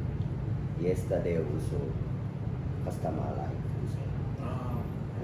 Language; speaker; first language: English; non-native, learner; Japanese